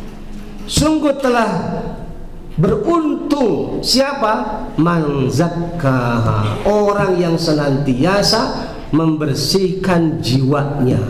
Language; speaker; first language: Indonesian; native; Indonesian